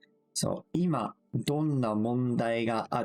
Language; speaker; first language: Japanese; non-native, fluent; English